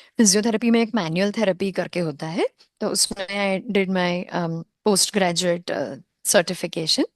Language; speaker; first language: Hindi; non-native, local second language; Konkani